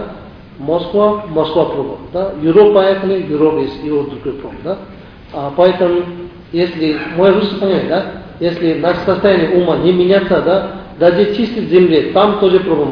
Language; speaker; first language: Russian; non-native, learner; Tibetan